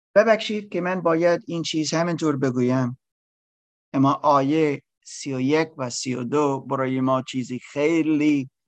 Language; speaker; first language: Persian; non-native, learner; English